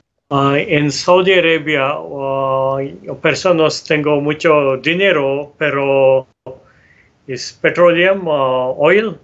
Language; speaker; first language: Spanish; non-native, learner; Tamil